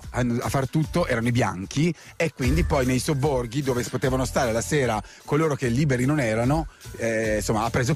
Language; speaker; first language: Italian; native; Italian